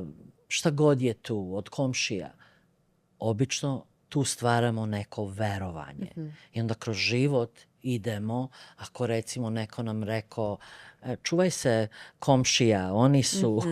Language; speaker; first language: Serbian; early bilingual, other home language; Bosnian